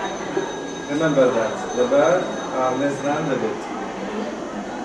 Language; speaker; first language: English; non-native, fluent; Arabic